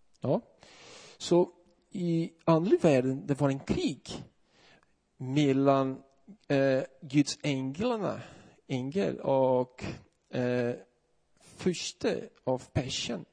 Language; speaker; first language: Swedish; non-native, fluent; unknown